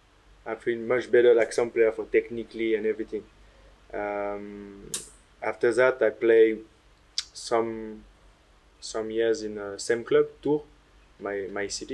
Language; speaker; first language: English; non-native, learner; French